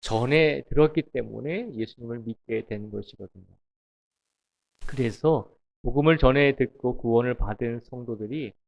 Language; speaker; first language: Korean; native; Korean